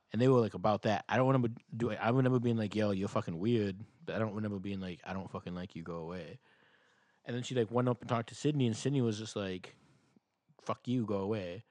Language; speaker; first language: English; native; English